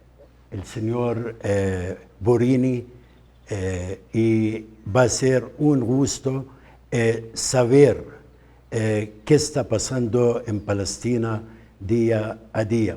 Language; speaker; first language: Spanish; non-native, fluent; Arabic